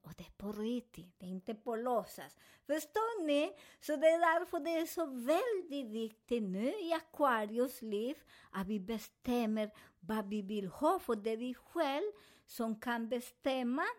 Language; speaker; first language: Swedish; non-native, fluent; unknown